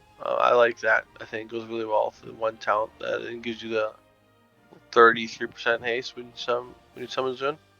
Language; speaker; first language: English; native; English